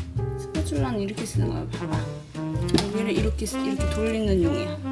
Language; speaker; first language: Korean; native; Korean